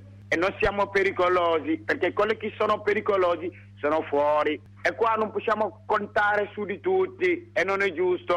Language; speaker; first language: Italian; non-native, learner; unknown